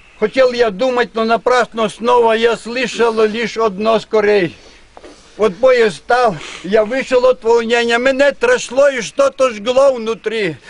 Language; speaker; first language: Russian; non-native, local second language; Ukrainian